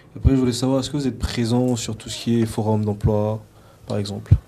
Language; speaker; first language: French; native; French